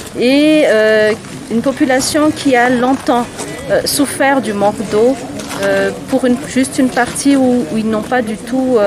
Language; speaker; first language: French; non-native, local second language; Malagasy